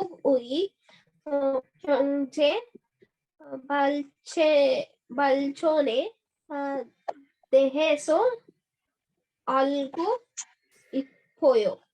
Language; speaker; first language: Korean; non-native, learner; Hindi